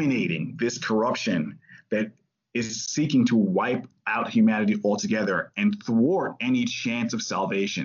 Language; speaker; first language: English; native; English